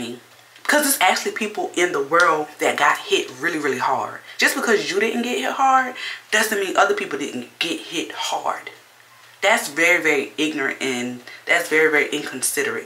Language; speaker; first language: English; native; English